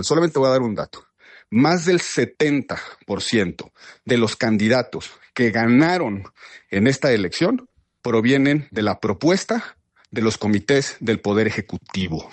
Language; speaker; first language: Spanish; native; Spanish